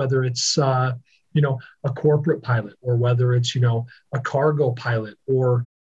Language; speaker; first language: English; native; English